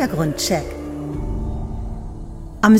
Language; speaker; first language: German; native; German